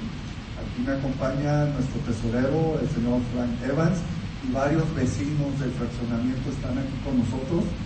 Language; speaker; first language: Spanish; native; Spanish